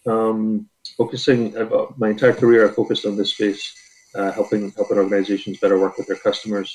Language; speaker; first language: English; native; English